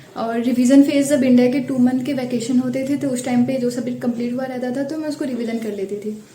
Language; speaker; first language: Hindi; native; Hindi